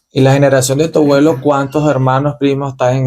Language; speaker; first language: Spanish; native; Spanish